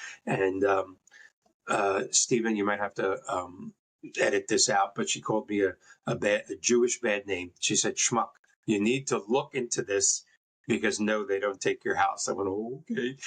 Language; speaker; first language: English; native; English